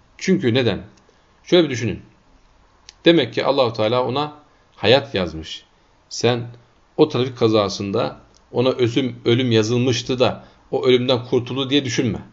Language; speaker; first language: Turkish; non-native, fluent; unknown